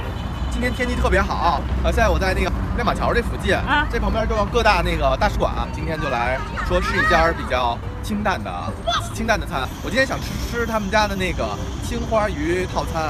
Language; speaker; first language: Chinese; native; Chinese